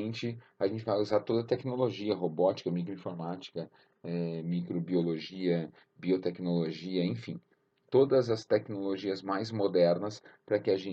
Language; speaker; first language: Portuguese; native; Portuguese